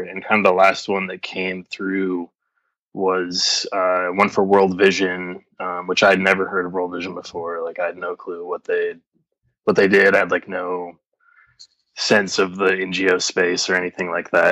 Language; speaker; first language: English; native; English